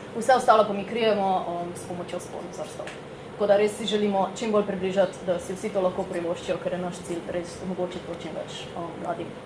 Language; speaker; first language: Slovenian; native; Slovenian